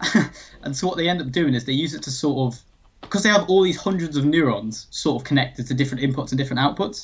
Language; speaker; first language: English; native; English